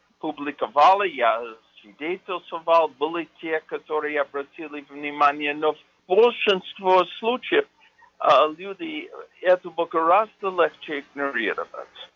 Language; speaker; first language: Russian; non-native, fluent; English